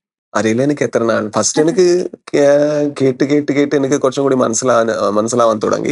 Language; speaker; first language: Malayalam; non-native, learner; Kannada